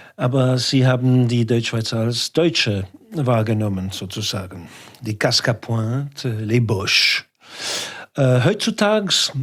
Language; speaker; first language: German; non-native, local second language; French